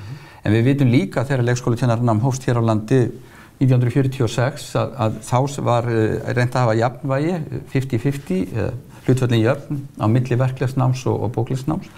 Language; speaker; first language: Icelandic; native; Icelandic